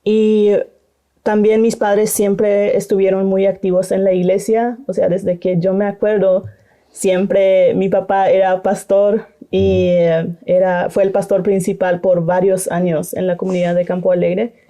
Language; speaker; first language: Spanish; non-native, local second language; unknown